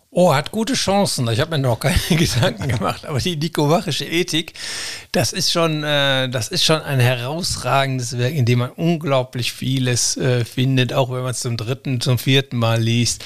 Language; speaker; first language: German; native; German